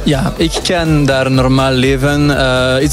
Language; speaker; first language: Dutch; non-native, local second language; French